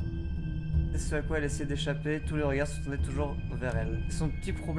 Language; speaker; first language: French; native; French